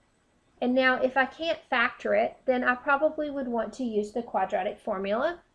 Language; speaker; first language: English; native; English